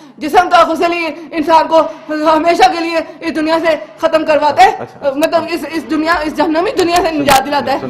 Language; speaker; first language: Urdu; early bilingual, heritage; Urdu